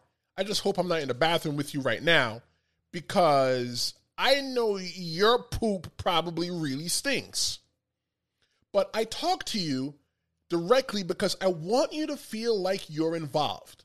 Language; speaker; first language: English; native; English